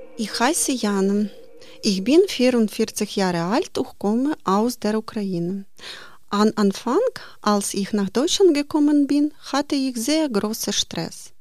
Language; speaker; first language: German; non-native, learner; Ukrainian